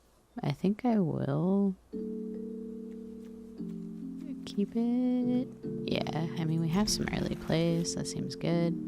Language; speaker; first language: English; native; English